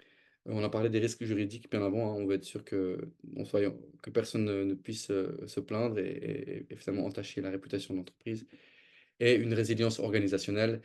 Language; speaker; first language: French; native; French